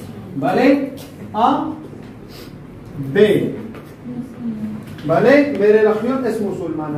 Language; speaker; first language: Spanish; non-native, fluent; Arabic